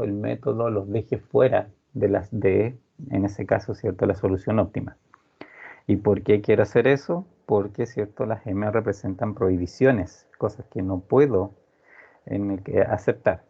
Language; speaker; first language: Spanish; native; Spanish